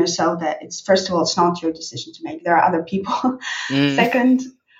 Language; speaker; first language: English; non-native, fluent; Russian